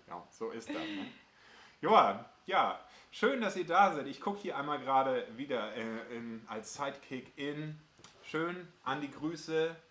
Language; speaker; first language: German; native; German